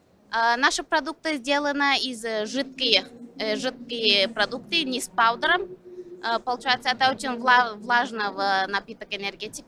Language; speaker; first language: Russian; non-native, learner; Turkish